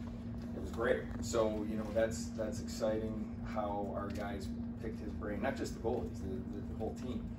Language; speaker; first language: English; native; English